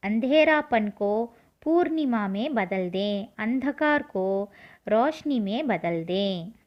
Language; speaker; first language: Hindi; non-native, local second language; Tamil